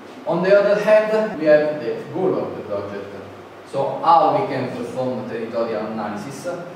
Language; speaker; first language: English; non-native, fluent; Italian